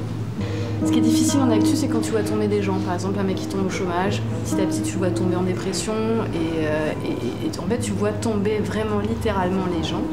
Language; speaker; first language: French; native; French